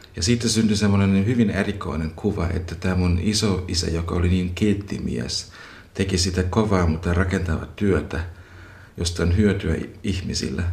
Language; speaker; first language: Finnish; non-native, fluent; German